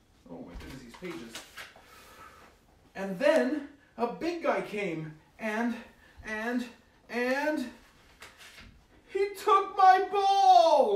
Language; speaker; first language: English; native; English